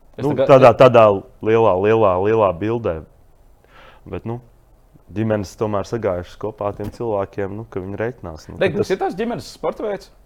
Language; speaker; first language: Latvian; native; Latvian